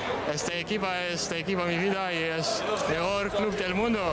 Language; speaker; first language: Spanish; non-native, learner; Polish